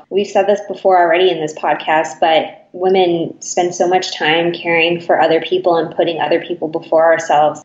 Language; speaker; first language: English; native; English